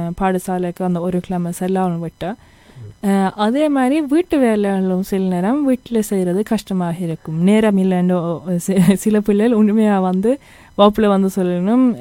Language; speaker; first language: Tamil; early bilingual, heritage; Tamil